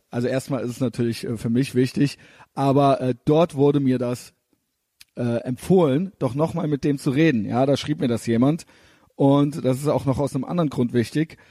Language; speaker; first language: German; native; German